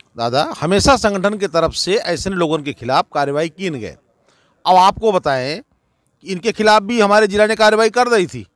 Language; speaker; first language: Hindi; native; Hindi